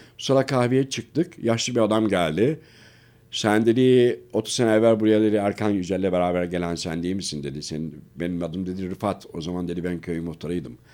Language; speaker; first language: Turkish; native; Turkish